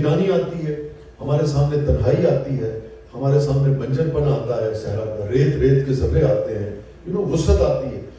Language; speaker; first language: Urdu; non-native, local second language; Punjabi